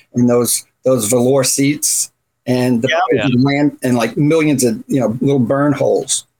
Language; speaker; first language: English; native; English